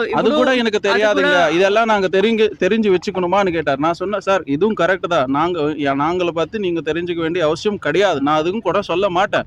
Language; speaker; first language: Tamil; native; Tamil